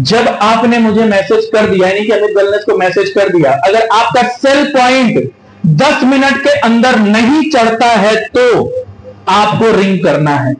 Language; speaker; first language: Hindi; native; Hindi